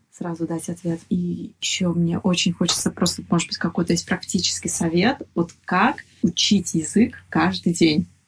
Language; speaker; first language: Russian; native; Russian